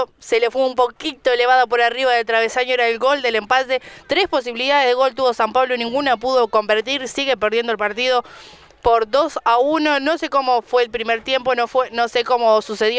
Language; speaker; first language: Spanish; native; Spanish